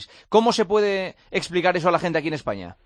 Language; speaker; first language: Spanish; native; Spanish